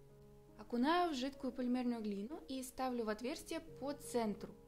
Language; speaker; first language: Russian; native; Russian